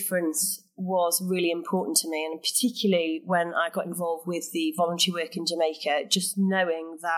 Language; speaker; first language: English; native; English